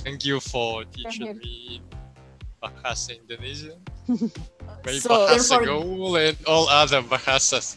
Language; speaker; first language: English; non-native, fluent; Russian